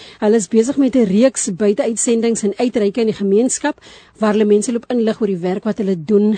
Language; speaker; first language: Afrikaans; early bilingual, heritage; Afrikaans